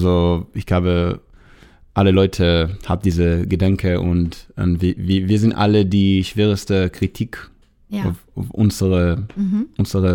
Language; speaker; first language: German; non-native, learner; Hebrew